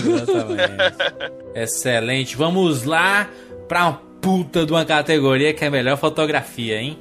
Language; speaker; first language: Portuguese; native; Portuguese